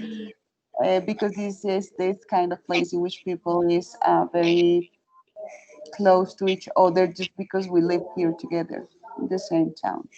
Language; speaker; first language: English; non-native, fluent; Spanish